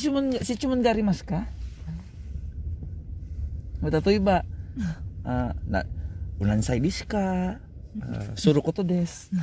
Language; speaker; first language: Japanese; non-native, learner; Cebuano